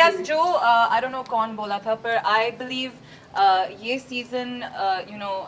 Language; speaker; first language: Hindi; non-native, local second language; English